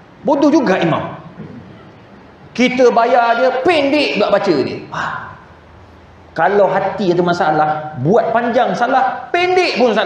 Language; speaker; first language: Malay; native; Malay